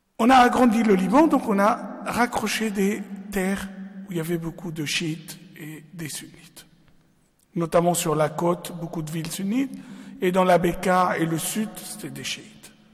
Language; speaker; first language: French; non-native, local second language; Arabic